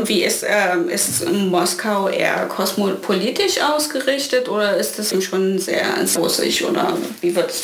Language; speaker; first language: German; native; German